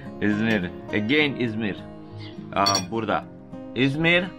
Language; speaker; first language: Turkish; non-native, learner; Hindi